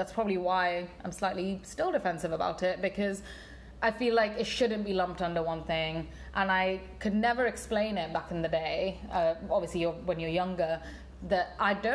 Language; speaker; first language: English; native; English